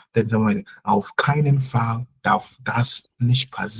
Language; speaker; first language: German; non-native, fluent; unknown